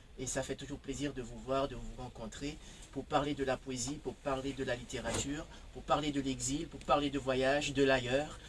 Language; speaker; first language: French; non-native, local second language; Haitian Creole